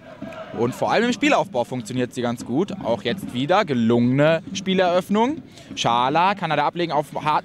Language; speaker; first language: German; native; German